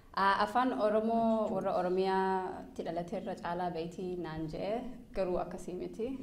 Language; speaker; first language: Oromo; early bilingual, heritage; Oromo